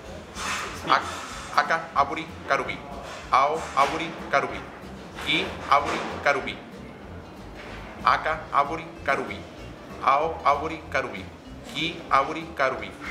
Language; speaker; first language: Japanese; non-native, learner; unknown